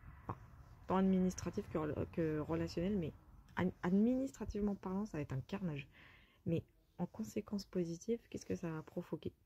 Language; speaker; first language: French; native; French